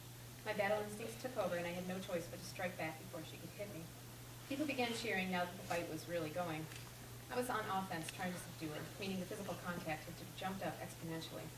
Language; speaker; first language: English; native; English